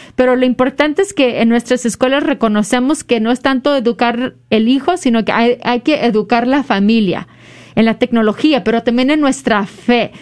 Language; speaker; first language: Spanish; early bilingual, heritage; Spanish